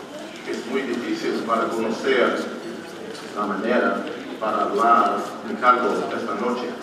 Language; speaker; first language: Spanish; non-native, learner; English